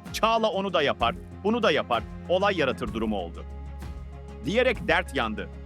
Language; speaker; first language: Turkish; native; Turkish